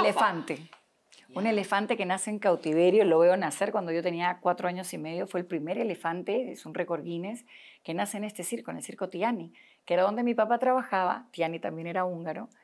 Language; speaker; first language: Spanish; native; Spanish